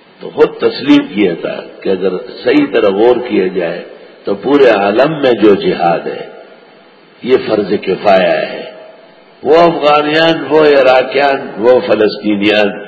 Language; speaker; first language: Urdu; non-native, local second language; Pashto